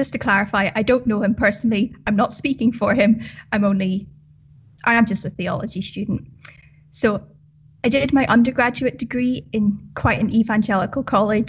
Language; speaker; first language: English; native; English